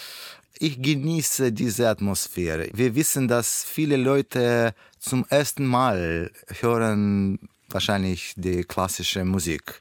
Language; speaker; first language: German; non-native, learner; Russian